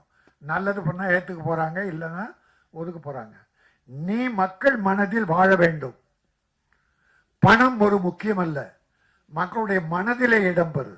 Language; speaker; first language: Tamil; native; Tamil